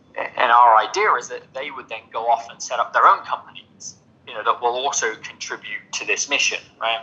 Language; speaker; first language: English; native; English